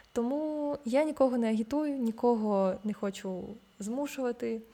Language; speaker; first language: Ukrainian; non-native, local second language; Russian